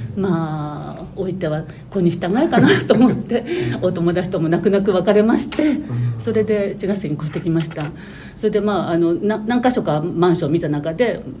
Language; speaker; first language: Japanese; native; Japanese